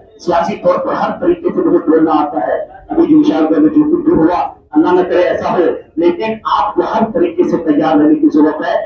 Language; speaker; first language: Urdu; native; Urdu